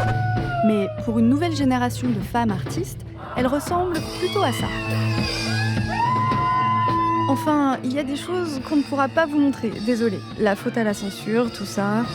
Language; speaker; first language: French; native; French